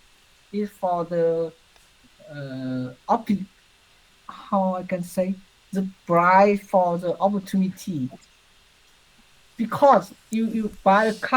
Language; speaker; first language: English; non-native, learner; Vietnamese